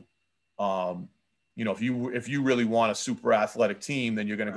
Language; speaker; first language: English; native; English